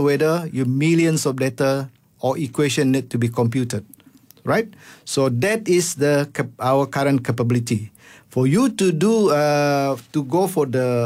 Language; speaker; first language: English; non-native, local second language; Malay